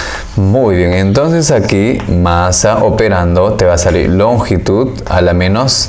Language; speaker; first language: Spanish; native; Spanish